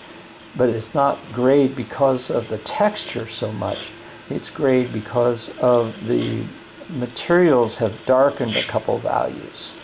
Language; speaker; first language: English; native; English